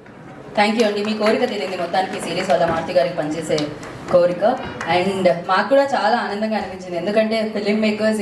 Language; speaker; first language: Telugu; native; Telugu